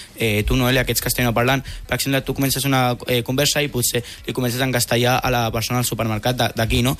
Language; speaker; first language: Catalan; non-native, local second language; Spanish